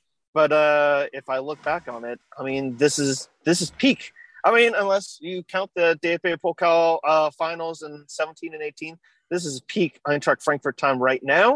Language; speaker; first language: English; native; English